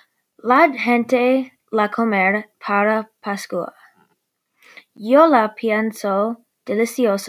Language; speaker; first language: Spanish; non-native, learner; English